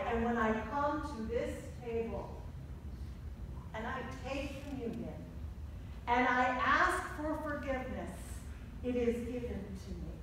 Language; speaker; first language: English; native; English